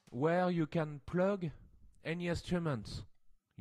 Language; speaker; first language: English; non-native, learner; French